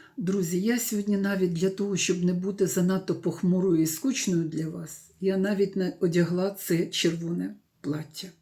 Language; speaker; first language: Ukrainian; non-native, local second language; Russian